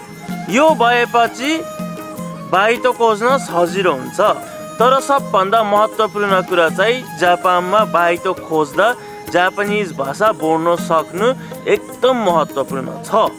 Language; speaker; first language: Nepali; non-native, fluent; Japanese